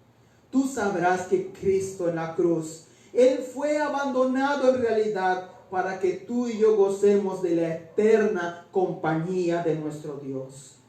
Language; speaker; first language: Spanish; native; Spanish